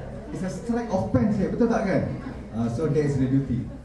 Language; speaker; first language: English; non-native, local second language; Malay